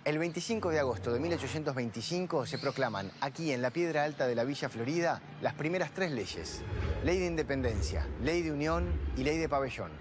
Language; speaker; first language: Spanish; native; Spanish